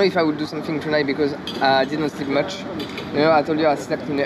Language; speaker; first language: English; non-native, learner; French